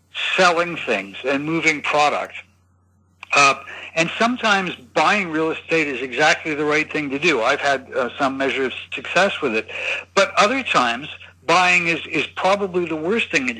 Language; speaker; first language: English; native; English